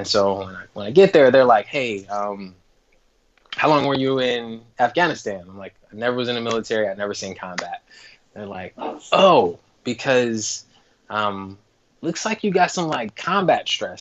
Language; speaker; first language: English; native; English